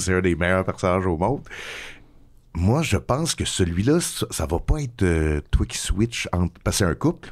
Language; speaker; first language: French; native; French